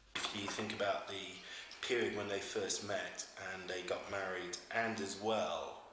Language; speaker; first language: English; native; English